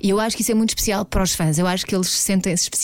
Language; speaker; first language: Portuguese; native; Portuguese